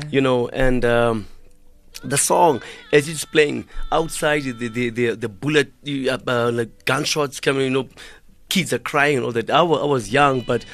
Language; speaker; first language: English; non-native, local second language; Xhosa